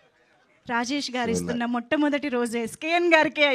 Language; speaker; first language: Telugu; native; Telugu